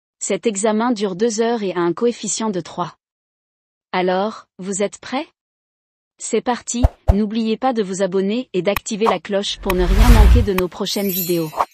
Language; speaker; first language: French; non-native, local second language; Arabic